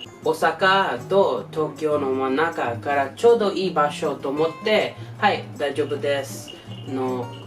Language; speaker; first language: Japanese; non-native, learner; English